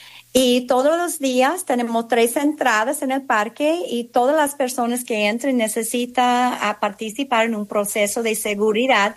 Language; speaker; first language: Spanish; non-native, fluent; English